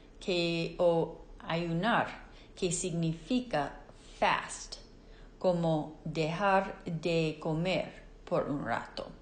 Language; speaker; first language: Spanish; non-native, fluent; English